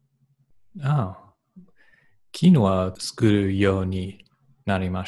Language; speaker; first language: Japanese; non-native, learner; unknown